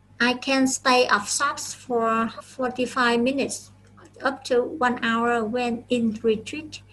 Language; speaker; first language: English; non-native, fluent; Vietnamese